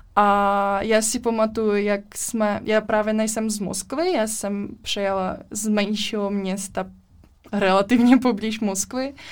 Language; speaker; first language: Czech; non-native, fluent; Russian